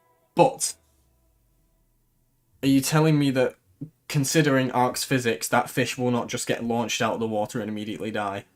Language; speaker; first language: English; native; English